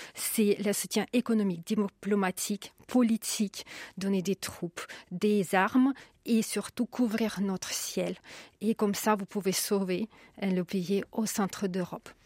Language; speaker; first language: French; non-native, fluent; Ukrainian